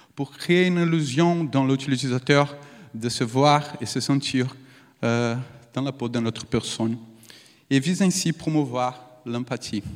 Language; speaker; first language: French; non-native, fluent; Portuguese